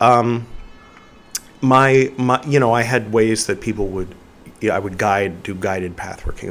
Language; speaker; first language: English; native; English